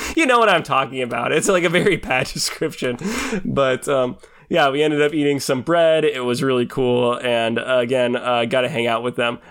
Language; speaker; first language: English; native; English